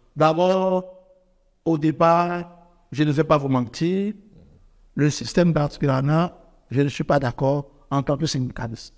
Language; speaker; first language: French; non-native, local second language; Fon